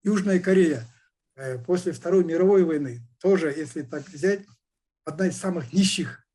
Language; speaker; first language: Russian; non-native, local second language; Kazakh